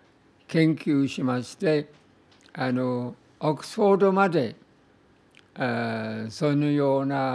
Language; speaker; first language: Japanese; non-native, fluent; English